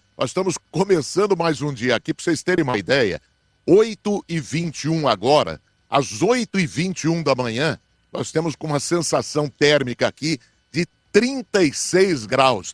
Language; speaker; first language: Portuguese; native; Portuguese